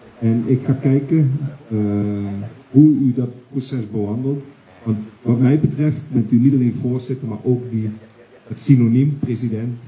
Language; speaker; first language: Dutch; native; Dutch